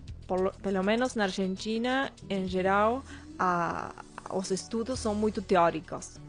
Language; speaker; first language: Portuguese; non-native, fluent; Spanish